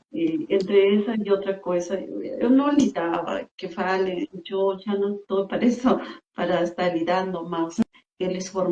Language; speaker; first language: Portuguese; non-native, fluent; Spanish